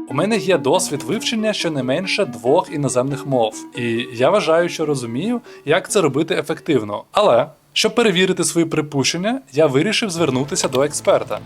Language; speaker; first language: Ukrainian; non-native, local second language; Russian